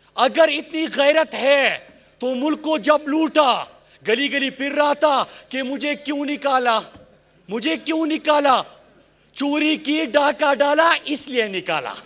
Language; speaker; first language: Urdu; non-native, local second language; Pashto